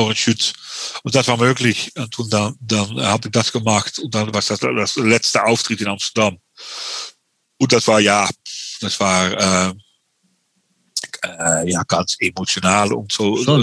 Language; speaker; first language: German; non-native, learner; Dutch